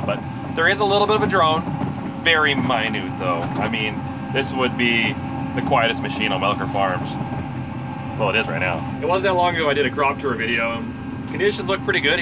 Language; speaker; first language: English; native; English